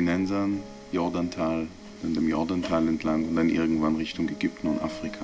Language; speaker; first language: German; non-native, fluent; Hebrew